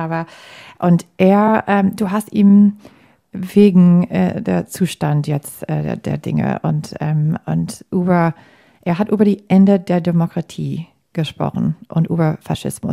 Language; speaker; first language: German; non-native, fluent; English